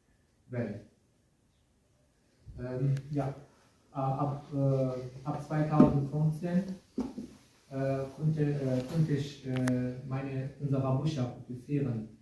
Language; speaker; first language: German; non-native, learner; Kurdish